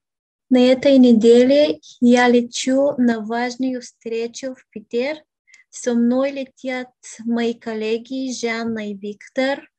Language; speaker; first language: Russian; non-native, learner; Bulgarian